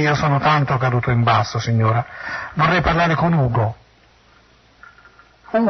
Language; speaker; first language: Italian; native; Italian